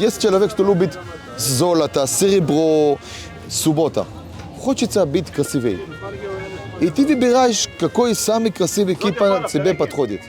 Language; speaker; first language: Russian; early bilingual, heritage; Hebrew